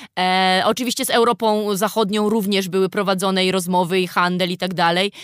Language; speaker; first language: Polish; native; Polish